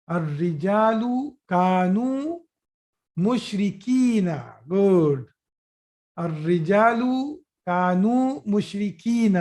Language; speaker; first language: Arabic; non-native, fluent; Urdu